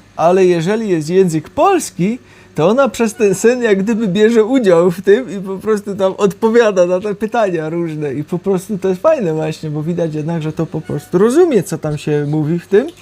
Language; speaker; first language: Polish; early bilingual, heritage; Polish